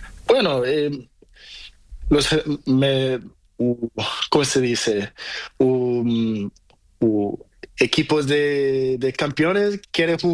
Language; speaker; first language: Spanish; non-native, learner; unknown